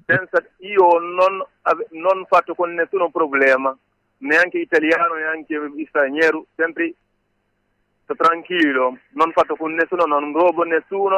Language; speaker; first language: Italian; non-native, learner; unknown